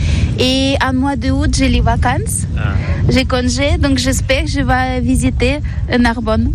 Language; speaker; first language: French; non-native, learner; Ukrainian